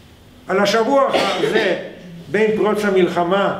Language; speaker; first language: Hebrew; non-native, fluent; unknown